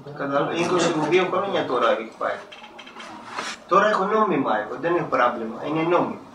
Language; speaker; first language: Greek; non-native, learner; Urdu